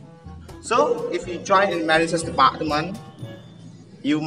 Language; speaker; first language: English; non-native, learner; Indonesian